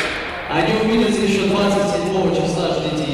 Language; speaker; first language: Russian; native; Russian